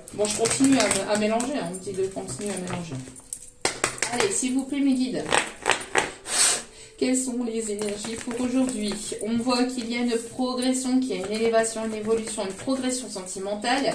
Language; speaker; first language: French; native; French